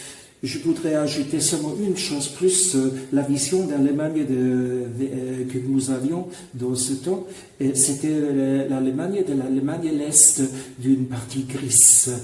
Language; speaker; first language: French; non-native, fluent; German